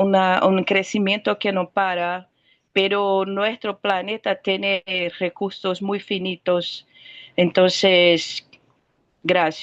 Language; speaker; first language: Spanish; non-native, fluent; Portuguese